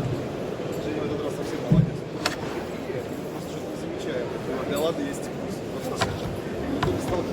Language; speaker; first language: Russian; native; Russian